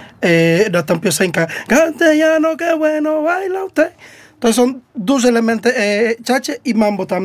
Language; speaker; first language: Polish; non-native, learner; Spanish